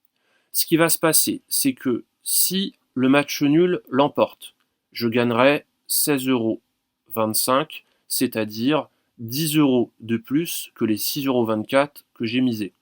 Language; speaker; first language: French; native; French